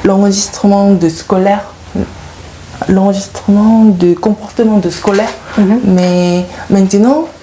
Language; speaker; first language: French; non-native, learner; Korean